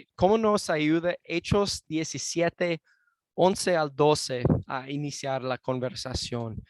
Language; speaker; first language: Spanish; non-native, fluent; English